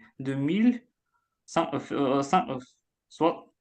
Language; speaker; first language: French; non-native, learner; Russian